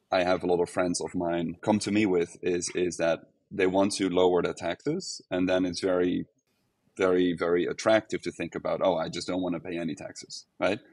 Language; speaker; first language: English; non-native, fluent; Dutch